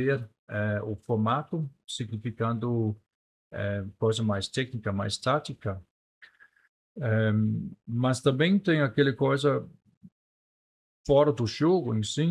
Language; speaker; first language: Portuguese; non-native, fluent; Danish